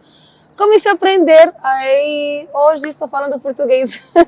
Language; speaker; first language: Portuguese; non-native, learner; Arabic